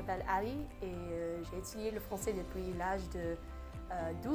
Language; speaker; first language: French; non-native, fluent; English